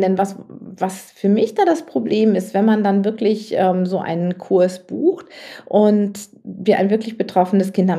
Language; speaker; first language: German; native; German